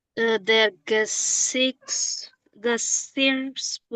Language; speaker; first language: German; non-native, learner; Indonesian